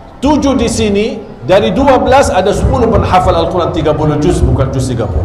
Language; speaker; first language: Indonesian; non-native, fluent; Arabic